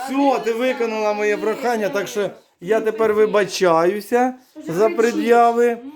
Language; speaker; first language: Ukrainian; native; Ukrainian